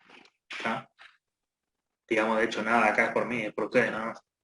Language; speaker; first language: Spanish; native; Spanish